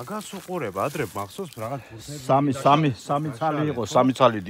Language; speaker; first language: Russian; non-native, learner; Georgian